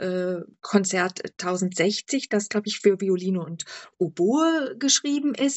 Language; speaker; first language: German; native; German